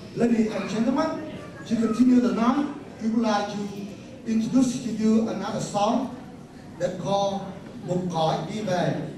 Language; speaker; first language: English; non-native, fluent; Vietnamese